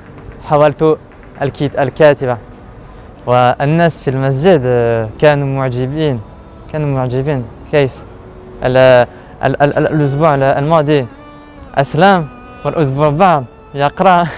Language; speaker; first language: Arabic; non-native, learner; French